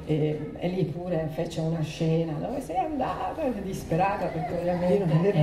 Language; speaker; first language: Italian; non-native, fluent; Croatian